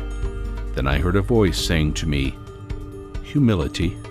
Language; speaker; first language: English; native; English